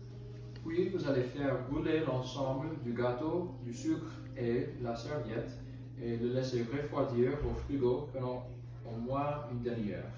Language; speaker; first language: French; non-native, learner; English